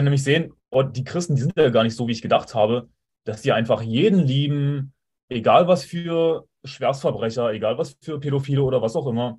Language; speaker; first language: German; native; German